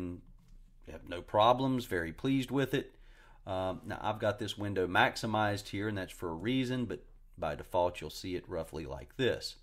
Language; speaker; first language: English; native; English